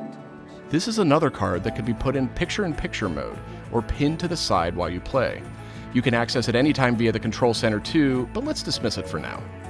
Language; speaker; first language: English; native; English